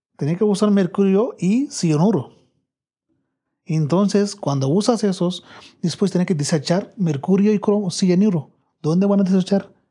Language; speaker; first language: Spanish; non-native, learner; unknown